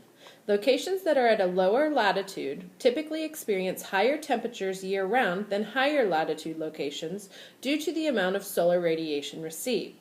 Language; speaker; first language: English; native; English